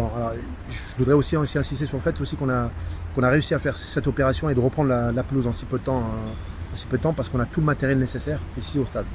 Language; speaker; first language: French; non-native, local second language; Arabic